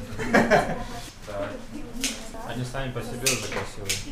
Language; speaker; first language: Russian; non-native, local second language; Uzbek